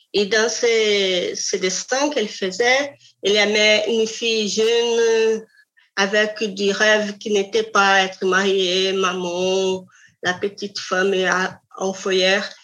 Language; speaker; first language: French; non-native, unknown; Portuguese